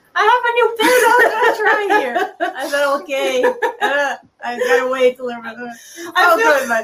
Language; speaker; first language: English; non-native, fluent; Portuguese